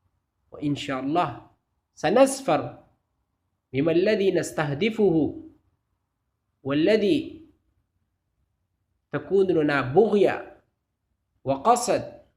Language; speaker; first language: Arabic; non-native, fluent; Urdu